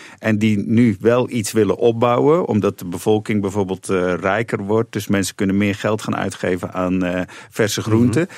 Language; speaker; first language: Dutch; native; Dutch